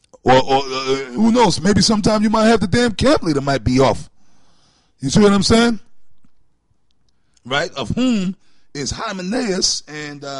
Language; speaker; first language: English; native; English